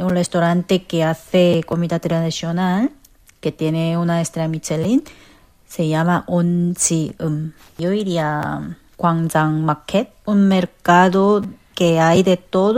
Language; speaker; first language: Spanish; non-native, fluent; Korean